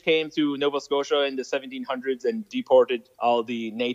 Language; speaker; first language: English; non-native, fluent; French